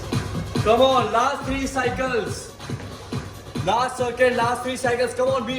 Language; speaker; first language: English; non-native, local second language; Punjabi